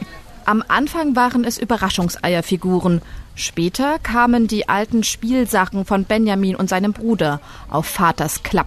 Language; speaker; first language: German; native; German